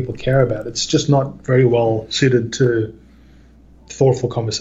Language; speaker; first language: English; native; English